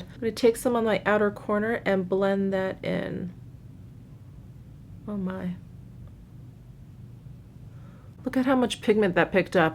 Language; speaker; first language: English; native; English